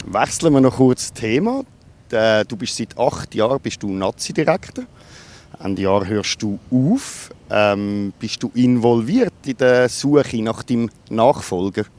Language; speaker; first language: German; native; German